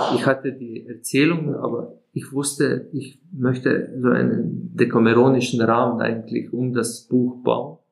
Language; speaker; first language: German; non-native, fluent; Slovenian